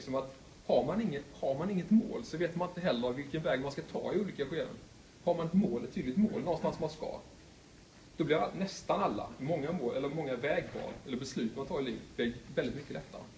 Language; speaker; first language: Swedish; native; Swedish